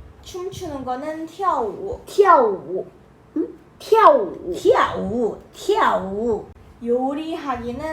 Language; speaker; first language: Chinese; non-native, learner; Korean